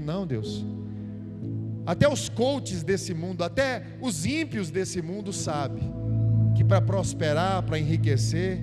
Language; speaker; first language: Portuguese; native; Portuguese